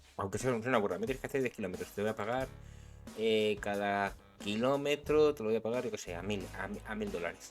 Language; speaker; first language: Spanish; native; Spanish